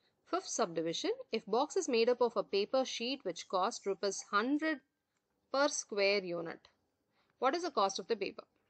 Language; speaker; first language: English; non-native, local second language; Tamil